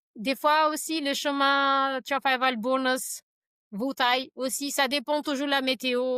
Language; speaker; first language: French; non-native, fluent; Albanian